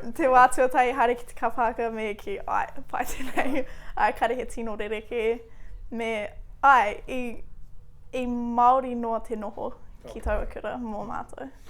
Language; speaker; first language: Māori; native; Māori